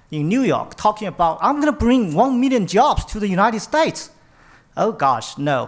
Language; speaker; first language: English; non-native, fluent; Chinese